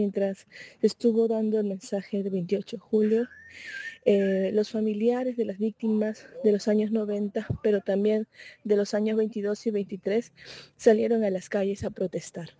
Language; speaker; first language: Spanish; native; Spanish